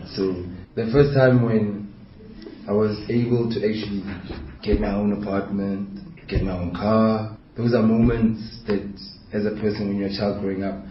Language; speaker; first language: English; non-native, local second language; Southern Sotho